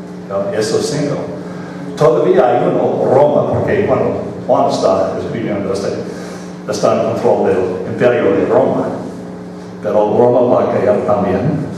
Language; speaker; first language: Spanish; non-native, fluent; English